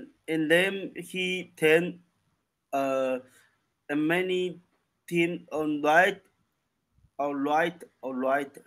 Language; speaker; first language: English; non-native, learner; Chinese